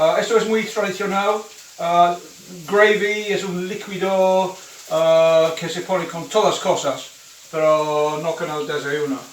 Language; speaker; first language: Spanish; non-native, fluent; English